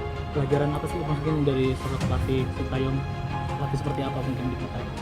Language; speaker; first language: Indonesian; native; Indonesian